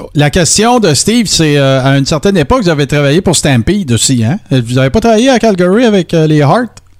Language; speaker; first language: French; native; French